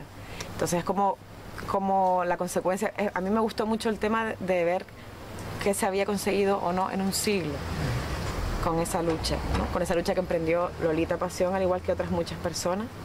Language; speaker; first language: Spanish; native; Spanish